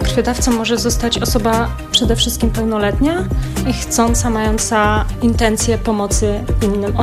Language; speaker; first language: Polish; native; Polish